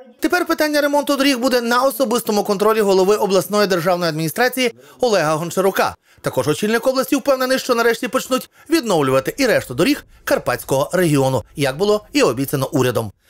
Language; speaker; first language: Ukrainian; native; Ukrainian